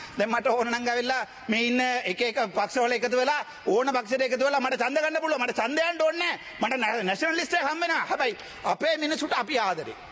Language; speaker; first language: Sinhala; non-native, local second language; Tamil